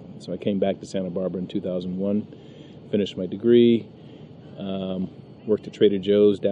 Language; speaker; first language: English; native; English